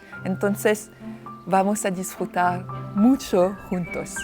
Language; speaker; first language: Spanish; non-native, fluent; French